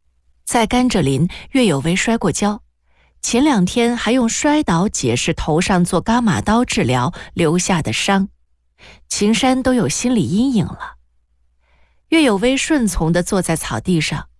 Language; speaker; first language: Chinese; native; Chinese